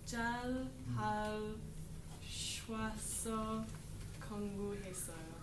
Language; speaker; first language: Korean; non-native, learner; English